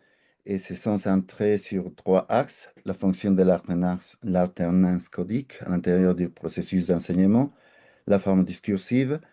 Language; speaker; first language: French; non-native, fluent; Spanish